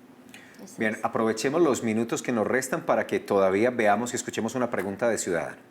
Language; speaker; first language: Spanish; native; Spanish